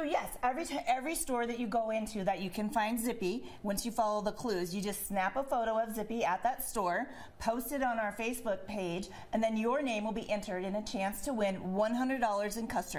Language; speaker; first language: English; native; English